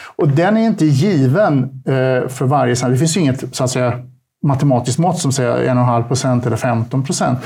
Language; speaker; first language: Swedish; early bilingual, other home language; Turkish